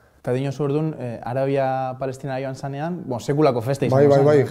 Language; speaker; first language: Basque; native; Basque